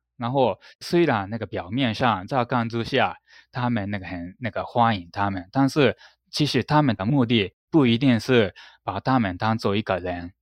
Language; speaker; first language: Chinese; non-native, fluent; Japanese